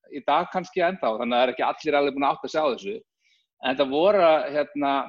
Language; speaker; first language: Icelandic; native; Icelandic